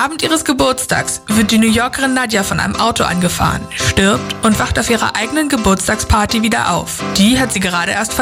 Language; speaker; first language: German; native; German